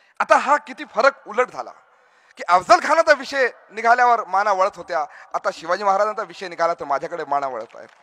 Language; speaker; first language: Marathi; non-native, local second language; Urdu